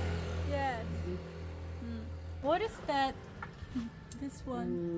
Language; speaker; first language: English; non-native, learner; Korean